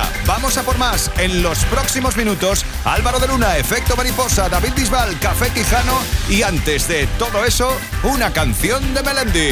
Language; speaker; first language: Spanish; native; Spanish